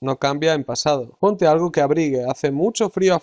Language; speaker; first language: Spanish; native; Spanish